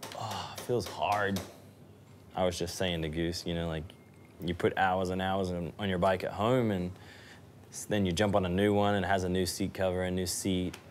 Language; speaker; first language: English; native; English